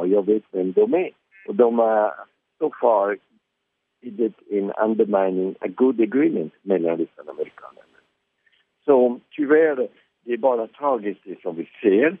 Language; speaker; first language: Swedish; early bilingual, heritage; Swedish